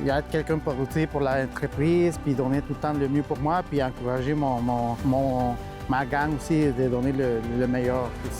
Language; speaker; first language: French; native; French